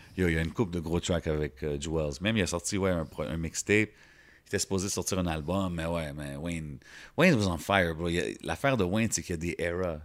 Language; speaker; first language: French; early bilingual, other home language; Arabic